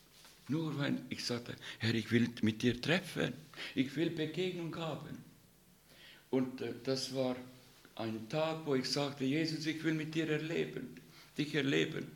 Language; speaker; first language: German; non-native, learner; Russian